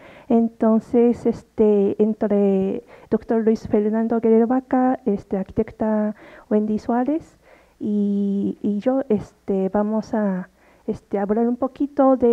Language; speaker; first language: Spanish; non-native, fluent; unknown